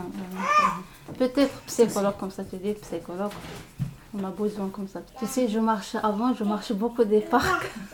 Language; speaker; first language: French; non-native, learner; Arabic